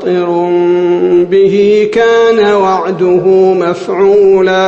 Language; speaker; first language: Arabic; native; Arabic